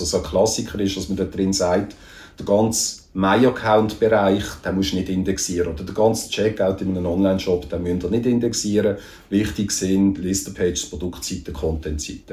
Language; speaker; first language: German; native; German